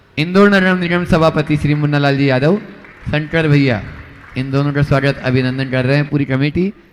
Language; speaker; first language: Hindi; native; Hindi